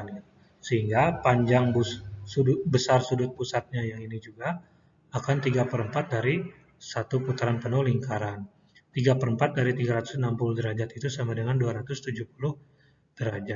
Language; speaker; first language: Indonesian; native; Indonesian